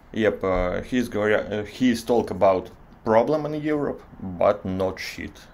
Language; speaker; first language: English; non-native, learner; Russian